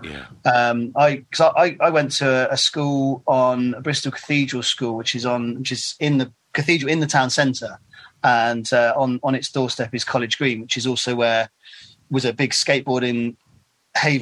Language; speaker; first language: English; native; English